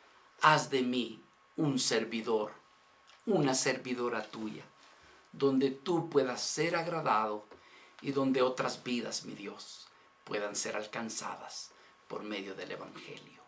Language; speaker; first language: Spanish; native; Spanish